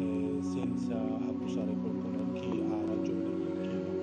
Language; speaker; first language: Italian; non-native, fluent; Indonesian